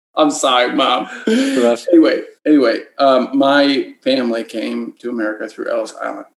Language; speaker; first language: English; native; English